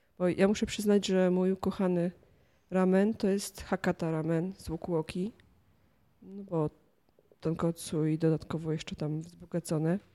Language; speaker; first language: Polish; native; Polish